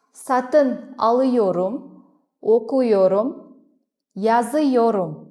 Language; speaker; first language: Turkish; non-native, fluent; Kazakh